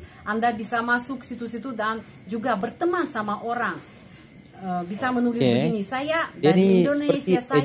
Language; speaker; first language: Indonesian; non-native, fluent; Russian